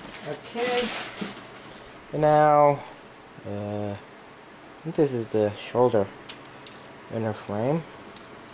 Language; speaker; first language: English; native; English